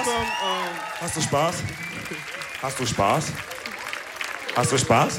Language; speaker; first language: German; early bilingual, other home language; Wolof